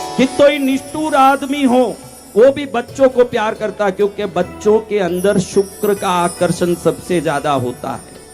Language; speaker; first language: Hindi; non-native, local second language; Marwari